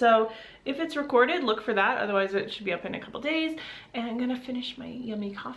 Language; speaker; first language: English; native; English